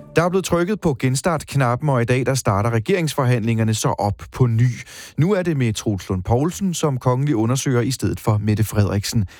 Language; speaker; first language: Danish; native; Danish